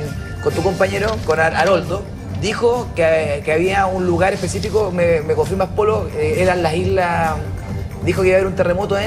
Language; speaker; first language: Spanish; native; Spanish